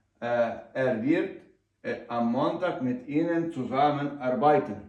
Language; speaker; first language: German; non-native, learner; Ukrainian